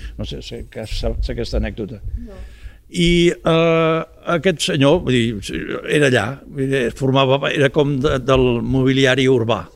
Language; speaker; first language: Catalan; early bilingual, heritage; Catalan